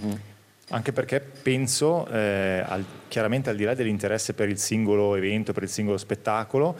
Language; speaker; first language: Italian; native; Italian